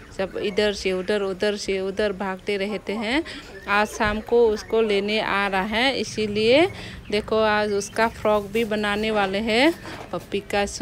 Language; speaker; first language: Hindi; non-native, local second language; Kok Borok